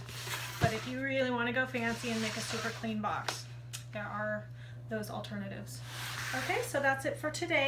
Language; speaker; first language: English; native; English